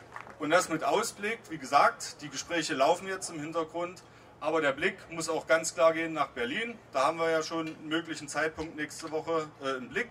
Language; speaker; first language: German; native; German